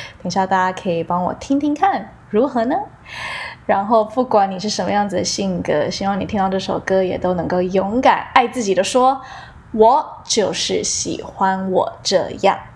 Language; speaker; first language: Chinese; early bilingual, heritage; Chinese